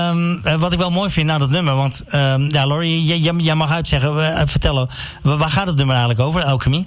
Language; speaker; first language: Dutch; native; Dutch